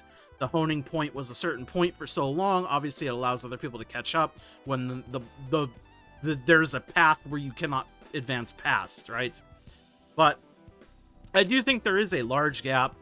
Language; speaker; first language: English; native; English